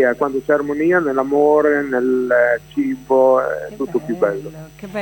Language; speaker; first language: Italian; native; Italian